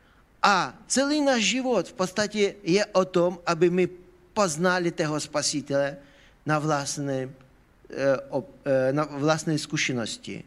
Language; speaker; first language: Czech; non-native, fluent; Ukrainian